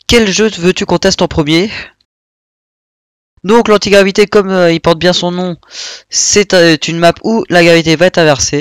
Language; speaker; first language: French; native; French